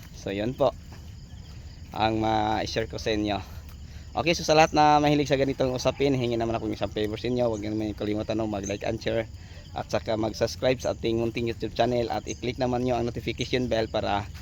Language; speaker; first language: Filipino; native; Filipino